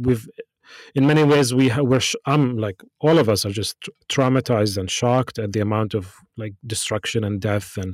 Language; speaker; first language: English; non-native, fluent; Arabic